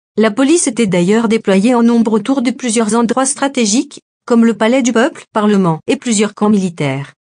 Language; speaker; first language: French; non-native, local second language; Lingala